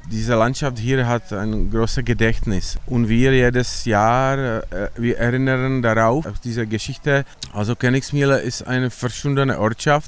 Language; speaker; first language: German; non-native, fluent; Czech